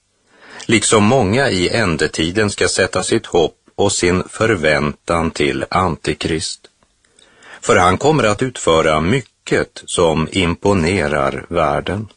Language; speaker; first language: Swedish; native; Swedish